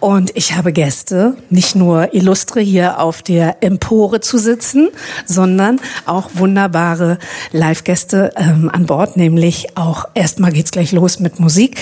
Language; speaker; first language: German; native; German